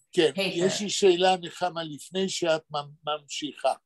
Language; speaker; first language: Hebrew; non-native, fluent; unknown